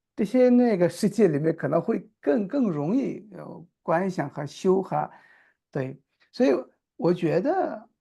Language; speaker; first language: Chinese; non-native, local second language; Tibetan